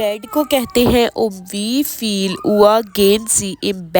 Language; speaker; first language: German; non-native, learner; Urdu